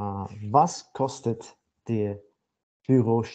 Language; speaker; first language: German; non-native, learner; Azerbaijani